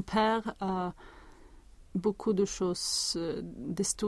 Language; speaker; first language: French; non-native, learner; Swedish